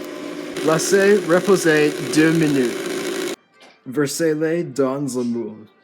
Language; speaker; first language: French; non-native, learner; English